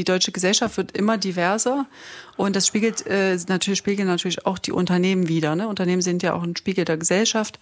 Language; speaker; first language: German; native; German